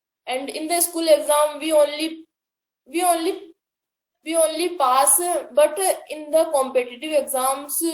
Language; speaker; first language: English; non-native, learner; Hindi